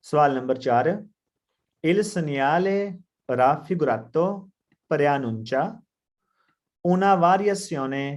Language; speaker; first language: Italian; non-native, learner; Punjabi